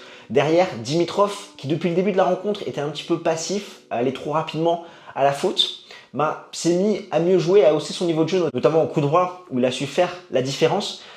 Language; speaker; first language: French; native; French